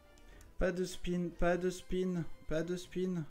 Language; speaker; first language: French; native; French